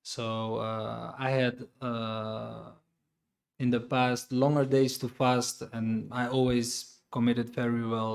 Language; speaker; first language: English; non-native, fluent; Dutch